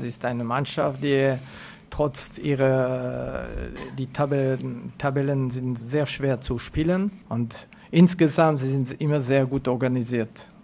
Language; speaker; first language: German; non-native, local second language; French